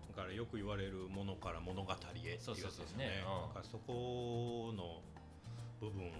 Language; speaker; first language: Japanese; native; Japanese